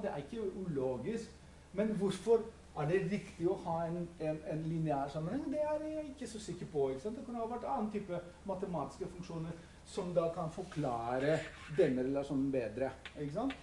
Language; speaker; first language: Norwegian; non-native, fluent; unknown